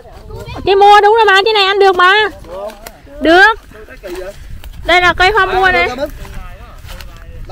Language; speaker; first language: Vietnamese; native; Vietnamese